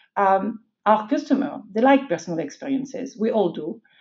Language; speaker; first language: English; non-native, fluent; French